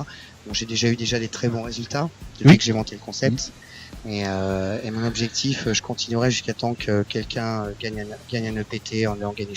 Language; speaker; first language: French; native; French